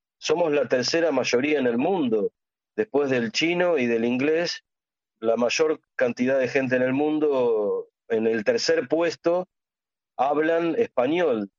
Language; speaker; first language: Spanish; native; Spanish